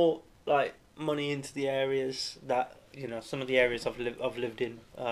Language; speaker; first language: English; native; English